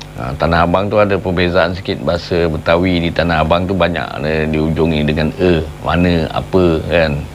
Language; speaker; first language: Malay; native; Malay